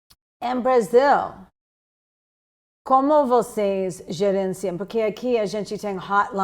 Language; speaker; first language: Portuguese; non-native, fluent; English